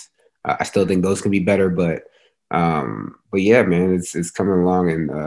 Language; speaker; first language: English; native; English